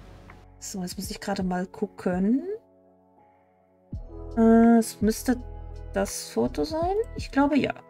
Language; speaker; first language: German; native; German